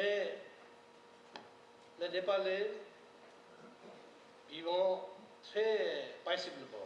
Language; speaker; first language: French; non-native, learner; Nepali